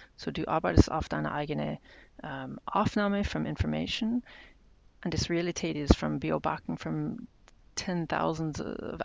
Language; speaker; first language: German; non-native, learner; English